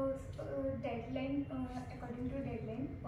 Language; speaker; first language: English; non-native, learner; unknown